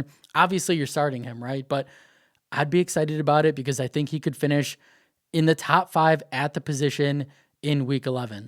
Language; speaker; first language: English; native; English